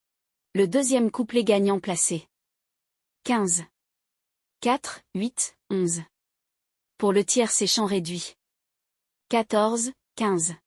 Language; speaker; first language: French; native; French